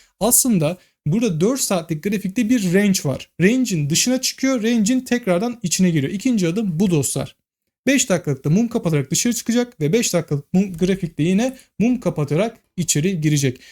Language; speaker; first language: Turkish; native; Turkish